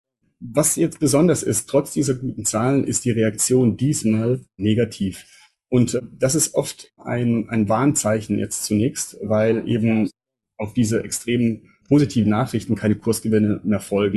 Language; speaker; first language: German; native; German